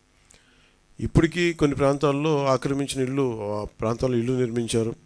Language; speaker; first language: Telugu; native; Telugu